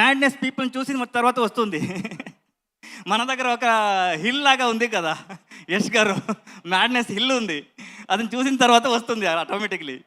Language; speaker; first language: Telugu; non-native, learner; Kannada